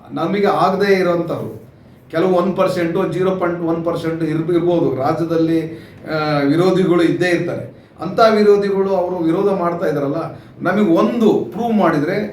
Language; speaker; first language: Kannada; non-native, local second language; Urdu